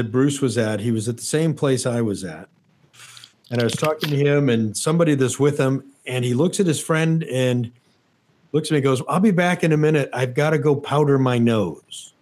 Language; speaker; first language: English; native; English